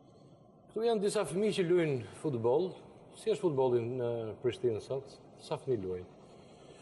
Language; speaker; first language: Albanian; native; Albanian